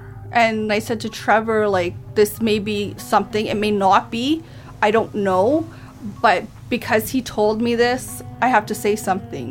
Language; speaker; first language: English; native; English